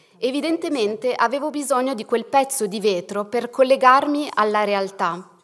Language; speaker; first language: Italian; native; Italian